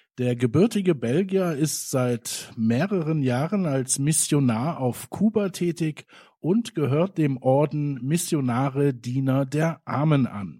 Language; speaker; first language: German; native; German